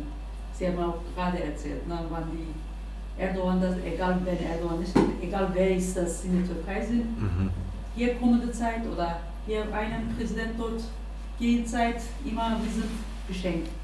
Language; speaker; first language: German; non-native, learner; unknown